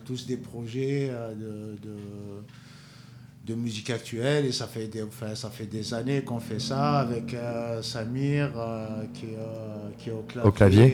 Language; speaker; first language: French; non-native, local second language; Kabyle